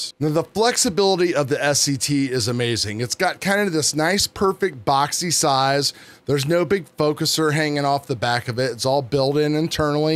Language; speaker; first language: English; native; English